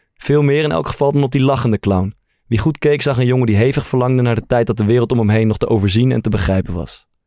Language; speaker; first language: Dutch; native; Dutch